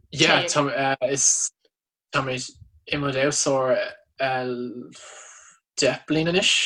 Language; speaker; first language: Irish; non-native, local second language; English